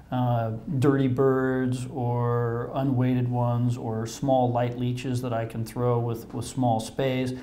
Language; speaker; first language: English; native; English